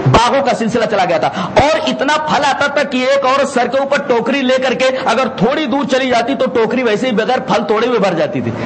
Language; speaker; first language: Urdu; native; Urdu